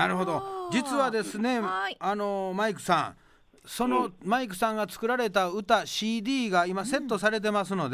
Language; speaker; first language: Japanese; native; Japanese